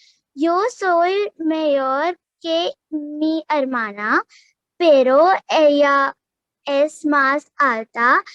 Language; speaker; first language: Spanish; non-native, learner; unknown